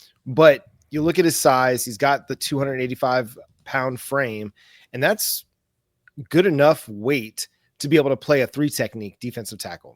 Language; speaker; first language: English; native; English